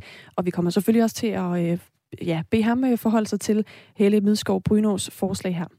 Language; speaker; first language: Danish; native; Danish